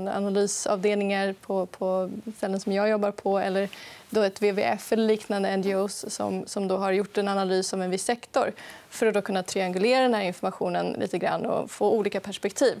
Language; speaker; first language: Swedish; native; Swedish